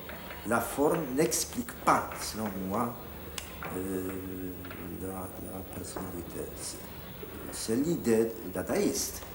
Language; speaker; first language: French; non-native, fluent; Polish